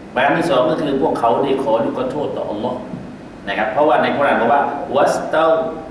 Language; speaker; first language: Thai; native; Thai